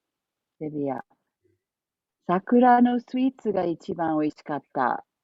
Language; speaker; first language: Japanese; non-native, fluent; English